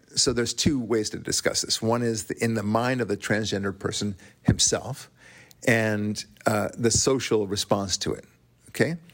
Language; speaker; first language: English; non-native, fluent; Hebrew